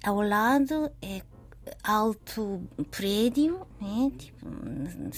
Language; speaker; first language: Portuguese; non-native, learner; Japanese